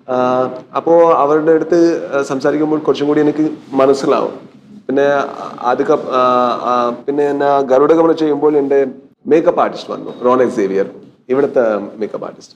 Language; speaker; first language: Malayalam; non-native, learner; Kannada